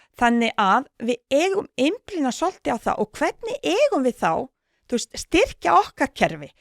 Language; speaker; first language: Icelandic; non-native, fluent; Bosnian